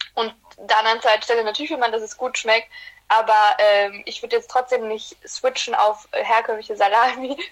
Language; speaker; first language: German; early bilingual, other home language; Turkish